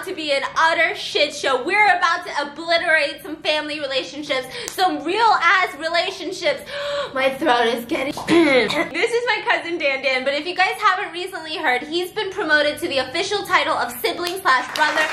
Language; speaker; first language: English; early bilingual, other home language; Korean